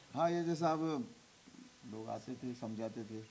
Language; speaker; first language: Hindi; non-native, local second language; Marathi